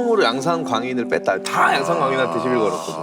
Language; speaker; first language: Korean; native; Korean